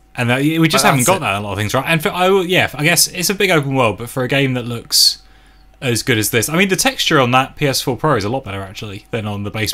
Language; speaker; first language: English; native; English